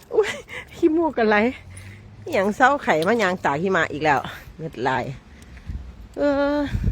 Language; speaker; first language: Thai; native; Thai